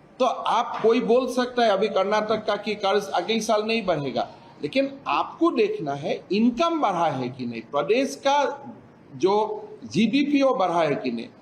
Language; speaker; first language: Hindi; non-native, local second language; Assamese